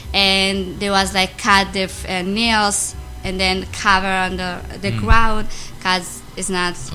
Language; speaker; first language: English; non-native, learner; Amharic